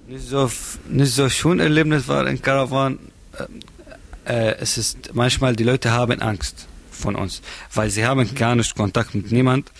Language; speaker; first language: German; non-native, learner; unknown